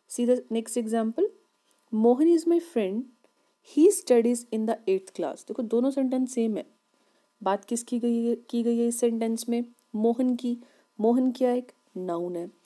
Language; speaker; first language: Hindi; native; Hindi